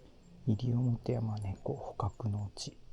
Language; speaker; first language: Japanese; native; Japanese